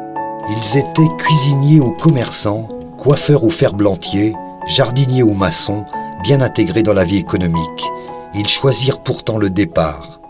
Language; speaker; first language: French; native; French